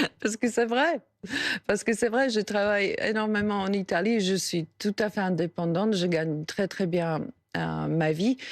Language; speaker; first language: French; non-native, fluent; Slovak